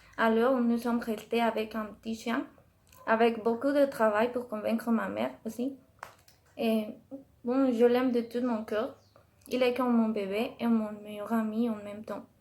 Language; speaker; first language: French; non-native, learner; Spanish